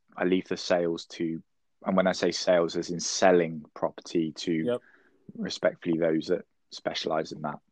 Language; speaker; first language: English; native; English